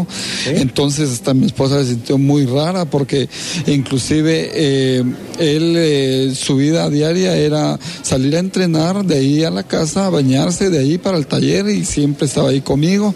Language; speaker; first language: Spanish; native; Spanish